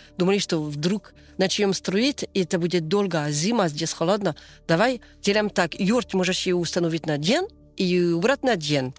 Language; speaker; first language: Russian; non-native, learner; French